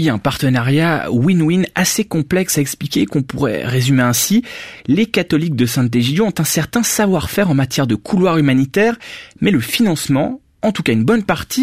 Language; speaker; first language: French; native; French